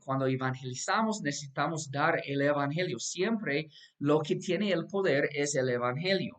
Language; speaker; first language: Spanish; non-native, fluent; English